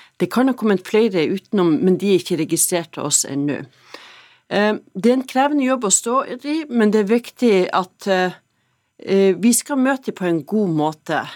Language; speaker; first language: Norwegian; native; Norwegian